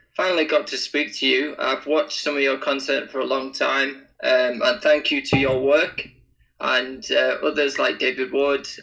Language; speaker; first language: English; native; English